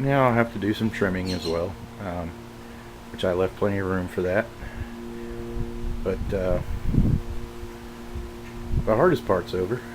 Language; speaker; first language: English; native; English